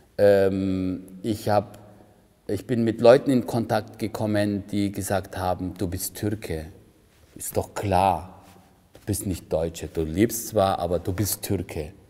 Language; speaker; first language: German; early bilingual, other home language; Turkish